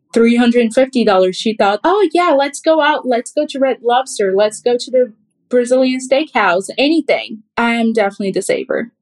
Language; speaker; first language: English; non-native, fluent; Portuguese